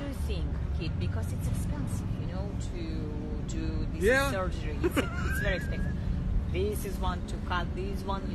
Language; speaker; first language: English; non-native, learner; Russian